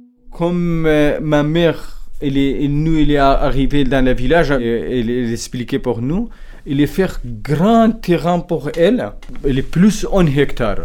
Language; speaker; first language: French; non-native, learner; Kurdish